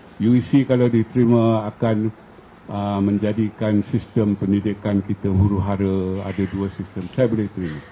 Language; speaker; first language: Malay; non-native, local second language; Chinese